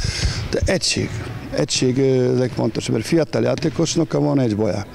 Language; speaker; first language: Hungarian; non-native, fluent; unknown